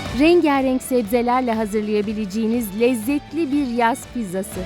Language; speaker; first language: Turkish; native; Turkish